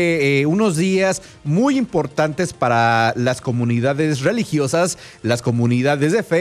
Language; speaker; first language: Spanish; native; Spanish